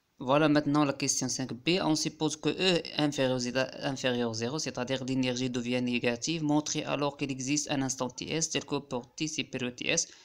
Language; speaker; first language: French; non-native, local second language; Arabic